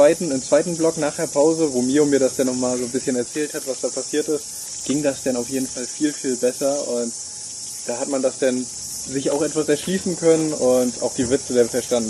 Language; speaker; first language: German; native; German